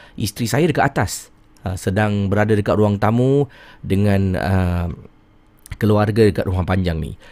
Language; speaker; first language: Malay; native; Malay